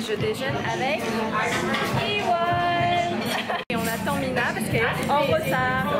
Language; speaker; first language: French; non-native, learner; Thai